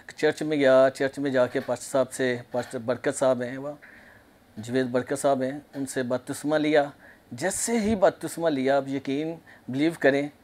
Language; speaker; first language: Urdu; non-native, local second language; Punjabi